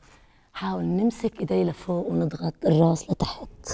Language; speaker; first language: Arabic; native; Arabic